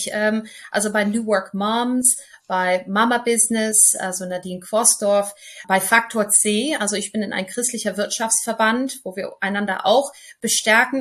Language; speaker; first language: German; non-native, fluent; English